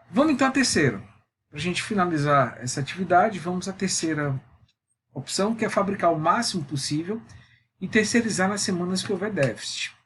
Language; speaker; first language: Portuguese; native; Portuguese